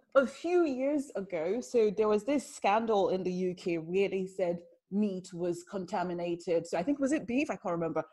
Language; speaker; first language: English; non-native, local second language; Yoruba